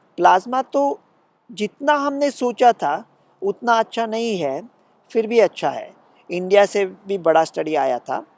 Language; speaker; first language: Hindi; non-native, local second language; Marathi